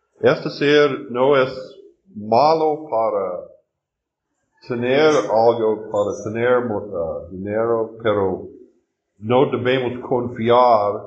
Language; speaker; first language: Spanish; non-native, learner; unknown